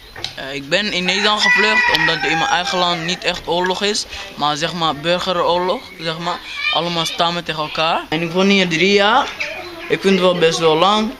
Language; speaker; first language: Dutch; early bilingual, other home language; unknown